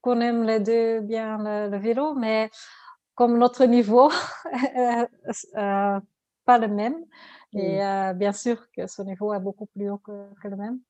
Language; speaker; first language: French; non-native, learner; Dutch